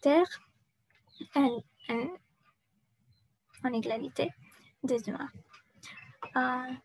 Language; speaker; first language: French; non-native, learner; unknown